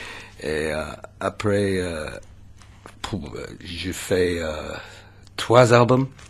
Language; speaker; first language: French; non-native, learner; English